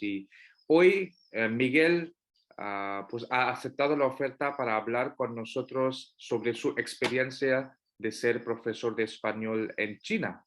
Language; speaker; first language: Spanish; non-native, fluent; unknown